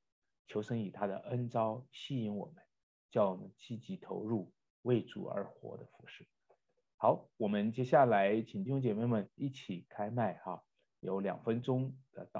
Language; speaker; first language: Chinese; native; Chinese